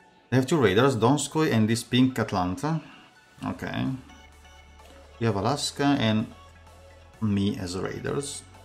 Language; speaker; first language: English; non-native, fluent; Italian